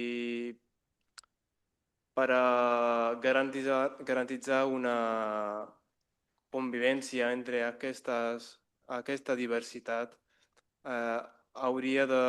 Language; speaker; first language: Catalan; non-native, learner; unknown